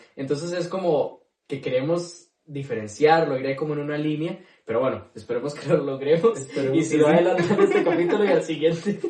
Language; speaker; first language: Spanish; native; Spanish